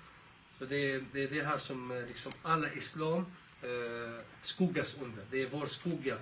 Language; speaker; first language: Swedish; early bilingual, other home language; Arabic